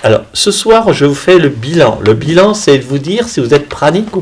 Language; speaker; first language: French; native; French